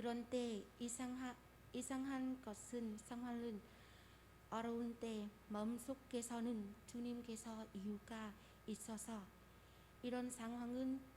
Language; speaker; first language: Korean; non-native, fluent; Vietnamese